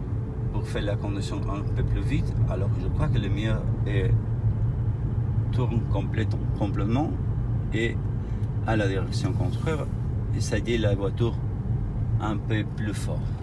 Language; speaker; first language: French; non-native, learner; Spanish